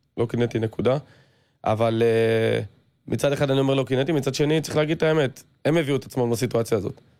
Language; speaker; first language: Hebrew; native; Hebrew